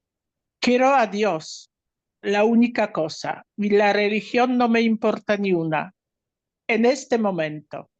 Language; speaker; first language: Spanish; non-native, fluent; Polish